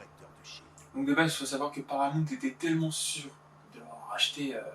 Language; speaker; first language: French; native; French